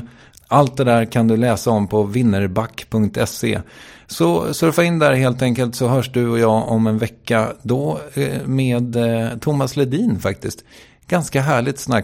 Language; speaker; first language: Swedish; native; Swedish